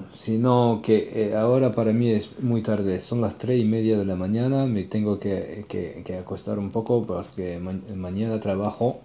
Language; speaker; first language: Spanish; non-native, learner; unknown